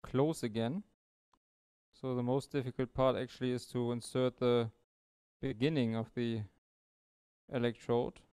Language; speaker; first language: English; non-native, fluent; German